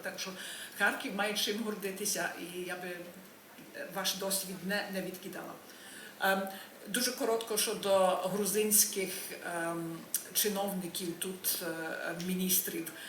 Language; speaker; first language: Ukrainian; early bilingual, heritage; Ukrainian